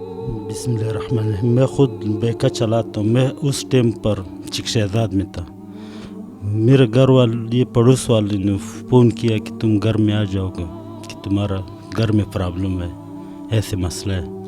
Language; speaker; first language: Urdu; non-native, learner; Pashto